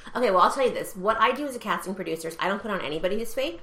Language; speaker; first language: English; native; English